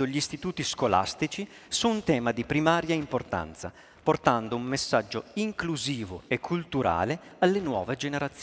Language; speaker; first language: Italian; native; Italian